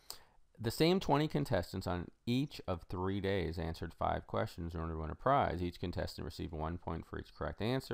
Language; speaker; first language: English; native; English